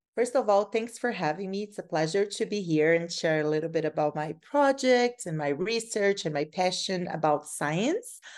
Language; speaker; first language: English; non-native, fluent; Portuguese